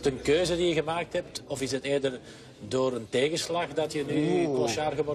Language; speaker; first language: Dutch; native; Dutch